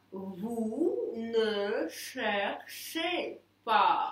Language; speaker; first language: French; non-native, fluent; Russian